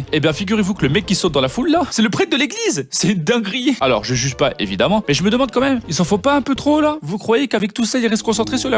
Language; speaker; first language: French; native; French